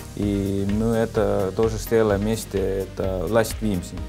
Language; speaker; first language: Russian; non-native, local second language; Estonian